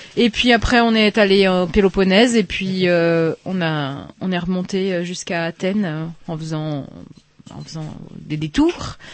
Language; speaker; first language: French; native; French